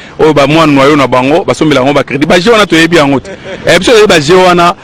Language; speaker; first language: Lingala; native; Lingala